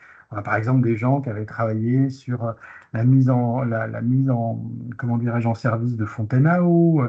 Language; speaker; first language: French; native; French